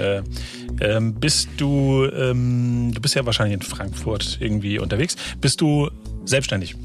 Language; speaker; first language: German; native; German